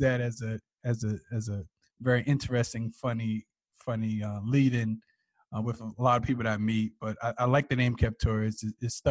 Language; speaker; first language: English; native; English